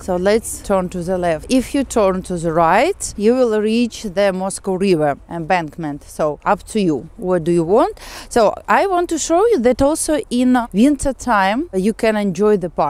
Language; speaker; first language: English; non-native, fluent; Russian